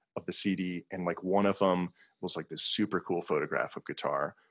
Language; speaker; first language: English; native; English